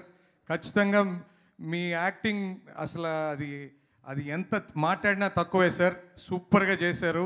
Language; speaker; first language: Telugu; native; Telugu